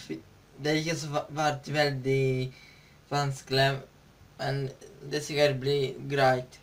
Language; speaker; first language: Norwegian; non-native, learner; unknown